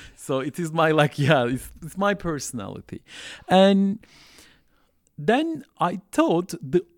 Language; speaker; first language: English; non-native, fluent; Turkish